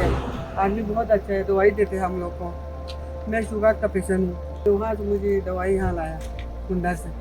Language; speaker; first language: Hindi; non-native, local second language; Balti